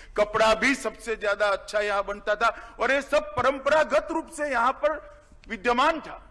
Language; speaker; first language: Hindi; non-native, local second language; Gujarati